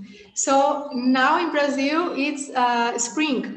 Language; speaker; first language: English; non-native, fluent; Portuguese